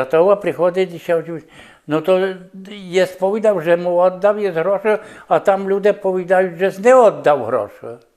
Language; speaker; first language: Polish; non-native, local second language; Rusyn